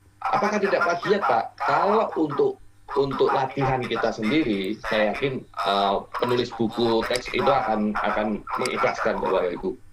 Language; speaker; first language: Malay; non-native, local second language; Javanese